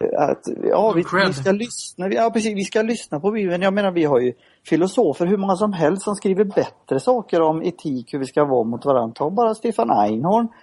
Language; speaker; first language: Swedish; native; Swedish